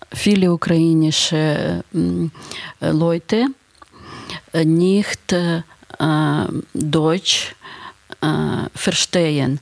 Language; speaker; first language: German; non-native, learner; Ukrainian